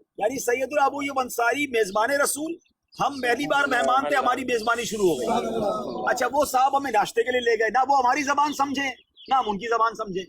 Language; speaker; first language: Urdu; native; Urdu